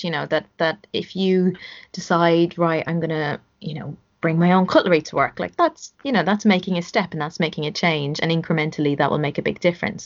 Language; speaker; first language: English; native; English